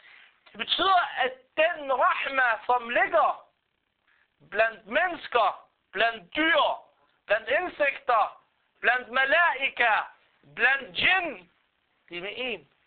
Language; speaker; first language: Danish; non-native, fluent; Arabic